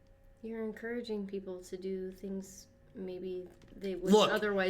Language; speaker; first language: English; native; English